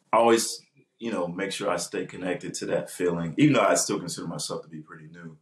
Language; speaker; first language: English; native; English